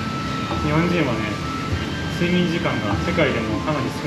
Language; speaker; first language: Japanese; native; Japanese